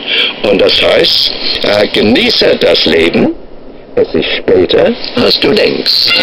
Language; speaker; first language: German; non-native, fluent; English